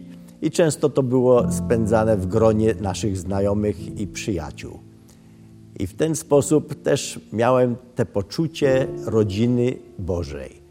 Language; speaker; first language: Polish; early bilingual, other home language; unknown